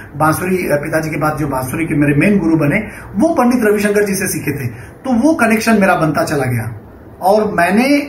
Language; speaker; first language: Hindi; non-native, local second language; Bangla